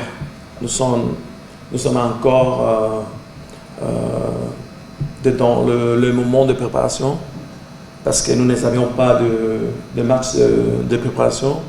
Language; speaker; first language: French; non-native, learner; Portuguese